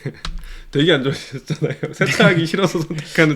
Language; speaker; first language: Korean; native; Korean